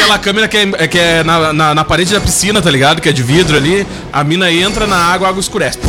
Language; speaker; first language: Portuguese; native; Portuguese